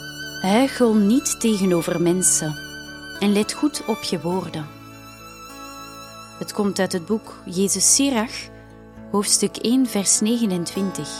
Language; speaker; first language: Dutch; native; Dutch